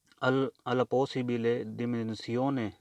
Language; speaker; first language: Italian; non-native, learner; Urdu